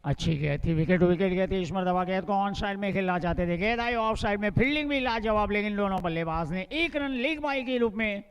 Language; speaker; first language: Hindi; non-native, local second language; Gujarati